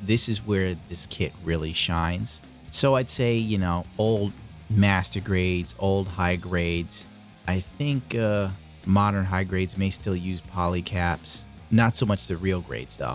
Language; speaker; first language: English; native; English